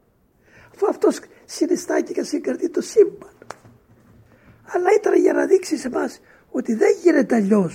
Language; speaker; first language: Greek; native; Greek